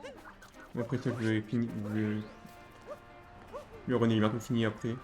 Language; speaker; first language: French; native; French